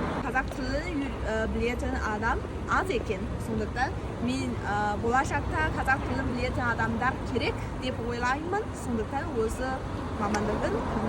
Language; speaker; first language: Kazakh; non-native, learner; Chinese